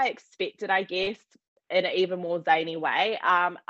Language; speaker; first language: English; native; English